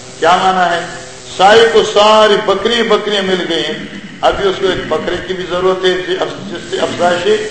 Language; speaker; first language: Urdu; non-native, local second language; Pashto